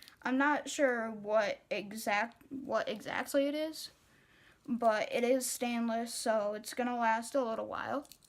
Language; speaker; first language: English; native; English